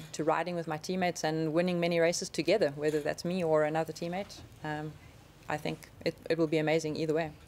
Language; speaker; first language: English; native; English